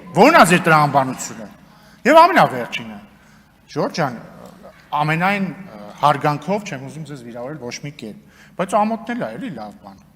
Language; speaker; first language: Armenian; native; Armenian